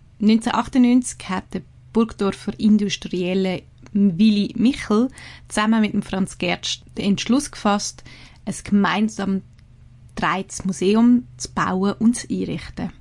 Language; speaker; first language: German; native; German